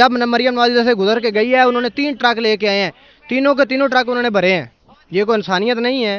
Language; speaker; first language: Urdu; non-native, local second language; Punjabi